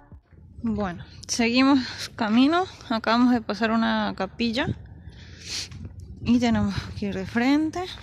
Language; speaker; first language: Spanish; native; Spanish